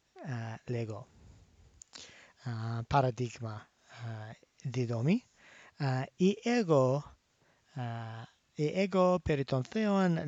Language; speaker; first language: Greek; non-native, fluent; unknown